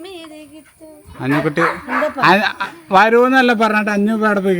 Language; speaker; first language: Malayalam; native; Malayalam